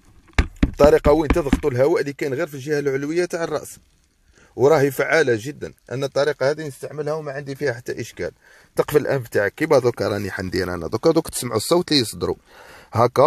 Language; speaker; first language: Arabic; native; Arabic